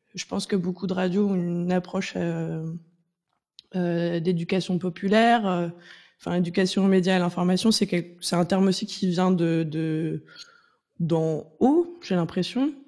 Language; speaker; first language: French; native; French